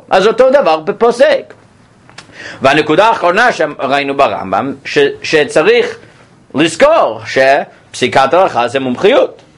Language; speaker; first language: Hebrew; non-native, fluent; English